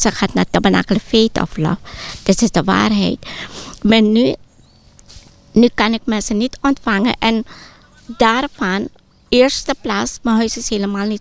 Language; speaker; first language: Dutch; non-native, local second language; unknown